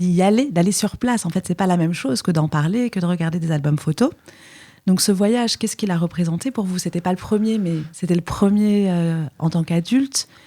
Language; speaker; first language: French; native; French